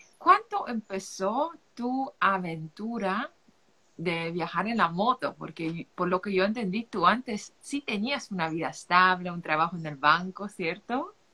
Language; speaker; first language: Spanish; non-native, fluent; Polish